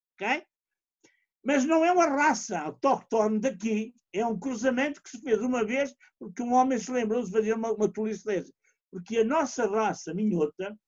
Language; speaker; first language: Portuguese; native; Portuguese